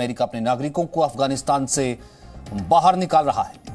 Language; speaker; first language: Hindi; native; Hindi